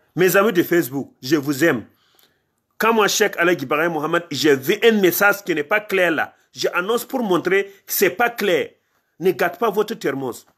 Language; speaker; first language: French; non-native, local second language; Mossi